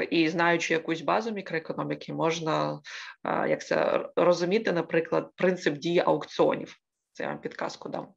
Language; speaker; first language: Ukrainian; native; Ukrainian